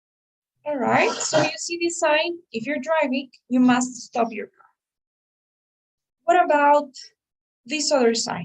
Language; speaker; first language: English; non-native, fluent; Spanish